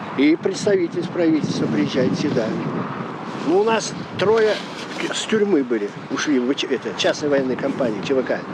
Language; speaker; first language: Russian; native; Russian